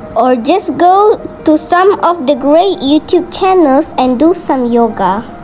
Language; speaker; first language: English; non-native, local second language; Malay